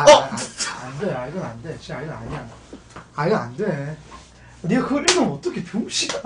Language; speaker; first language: Korean; native; Korean